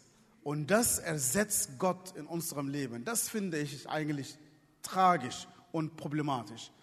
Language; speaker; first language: German; non-native, fluent; Arabic